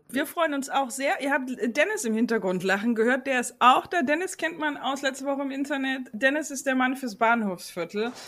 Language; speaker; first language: German; native; German